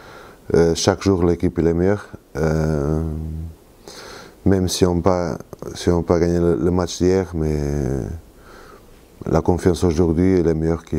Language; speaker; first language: French; non-native, fluent; Portuguese